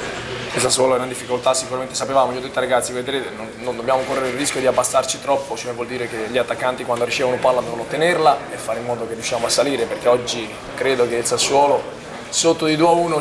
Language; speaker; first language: Italian; native; Italian